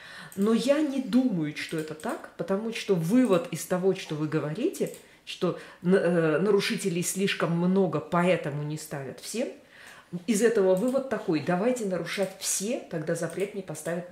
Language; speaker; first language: Russian; native; Russian